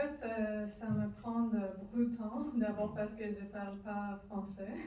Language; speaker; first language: French; non-native, learner; Persian